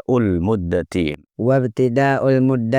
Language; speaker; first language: Arabic; non-native, fluent; Indonesian